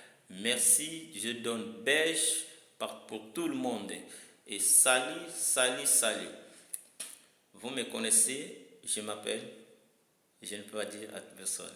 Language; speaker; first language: French; non-native, learner; Lingala